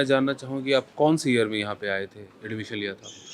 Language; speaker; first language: Hindi; native; Hindi